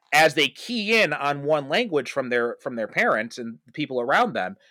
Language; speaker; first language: English; native; English